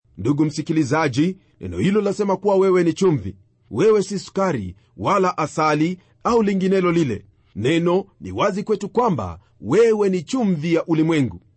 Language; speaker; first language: Swahili; non-native, local second language; Luyia